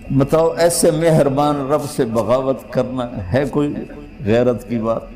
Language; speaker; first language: Urdu; non-native, local second language; Punjabi